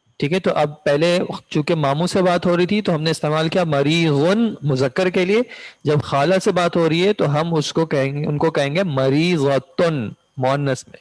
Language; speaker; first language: Urdu; native; Urdu